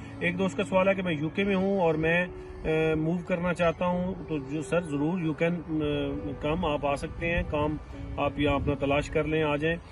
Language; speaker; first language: Urdu; native; Urdu